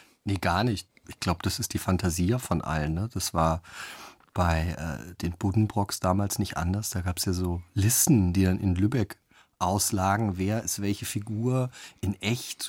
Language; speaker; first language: German; native; German